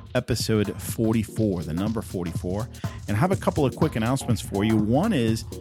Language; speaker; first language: English; non-native, fluent; Spanish